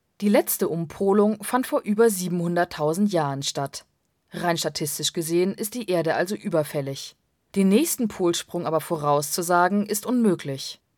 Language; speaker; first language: German; native; German